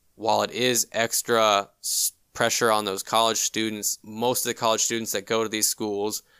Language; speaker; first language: English; native; English